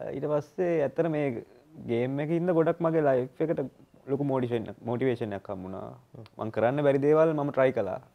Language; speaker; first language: Sinhala; native; Sinhala